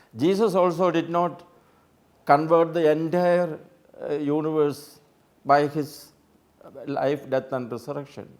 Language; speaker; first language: English; non-native, local second language; Malayalam